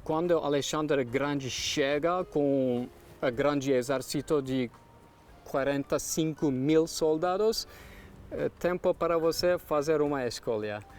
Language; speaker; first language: Portuguese; non-native, learner; Turkish